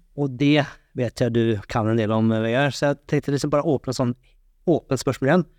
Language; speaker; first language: Swedish; non-native, fluent; Norwegian